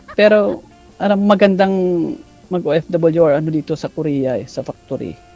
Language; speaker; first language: Filipino; non-native, local second language; Kinaray-a